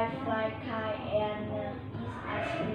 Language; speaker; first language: English; non-native, learner; Vietnamese